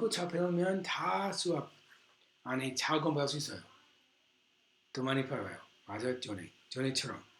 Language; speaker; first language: Korean; non-native, learner; English